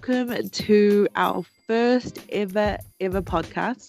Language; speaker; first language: English; native; English